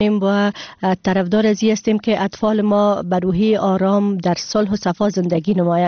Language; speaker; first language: Persian; native; Persian